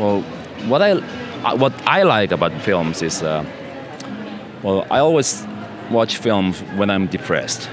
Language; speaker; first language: English; non-native, fluent; Japanese